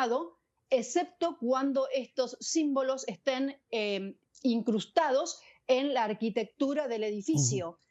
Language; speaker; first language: Spanish; native; Spanish